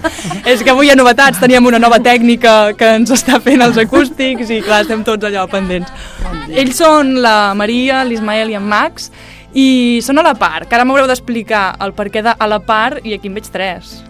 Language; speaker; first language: Catalan; native; Catalan